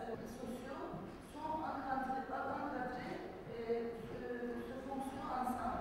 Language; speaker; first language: French; non-native, fluent; Turkish